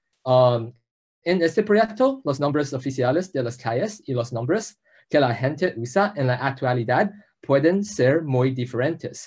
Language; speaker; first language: Spanish; non-native, learner; English